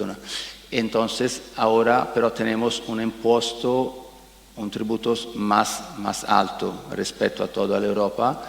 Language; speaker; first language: Spanish; non-native, learner; Italian